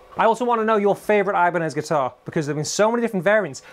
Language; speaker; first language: English; native; English